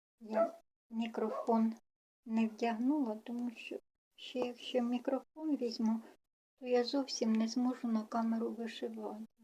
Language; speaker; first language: Ukrainian; non-native, local second language; Russian